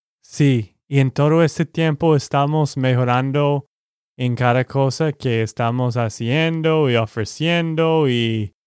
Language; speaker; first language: Spanish; non-native, learner; English